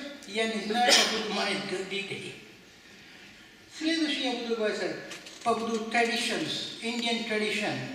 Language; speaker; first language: Russian; non-native, learner; Hindi